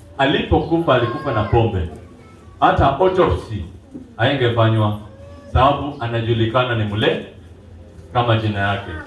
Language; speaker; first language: Swahili; non-native, local second language; Luo (Kenya and Tanzania)